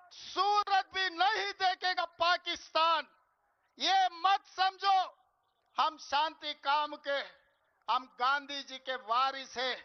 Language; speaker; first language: Hindi; non-native, local second language; Telugu